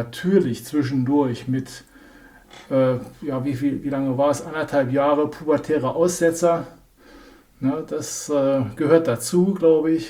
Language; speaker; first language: German; native; German